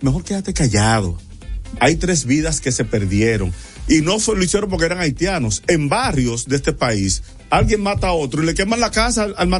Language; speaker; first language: Spanish; native; Spanish